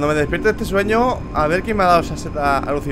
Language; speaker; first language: Spanish; native; Spanish